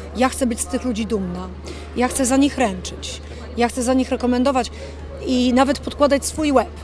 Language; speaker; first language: Polish; native; Polish